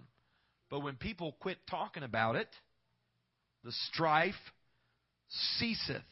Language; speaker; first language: English; native; English